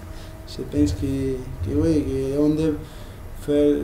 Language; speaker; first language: French; non-native, learner; Spanish